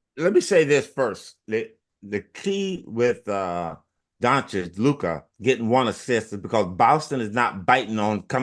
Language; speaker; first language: English; native; English